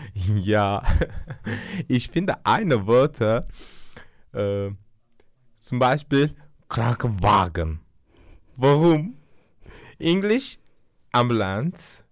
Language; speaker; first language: German; non-native, learner; Turkish